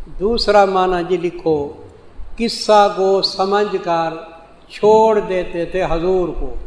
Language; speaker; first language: Urdu; non-native, local second language; Saraiki